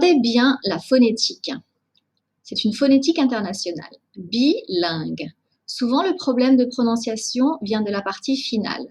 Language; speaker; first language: French; native; French